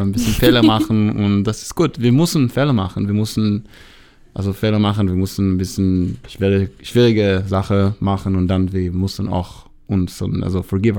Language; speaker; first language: German; non-native, learner; Hebrew